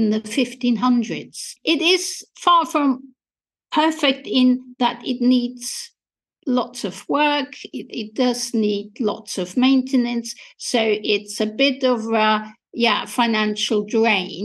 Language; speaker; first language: English; non-native, fluent; German